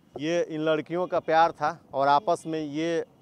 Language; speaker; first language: Hindi; native; Hindi